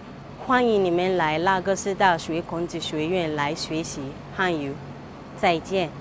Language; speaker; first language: Chinese; non-native, fluent; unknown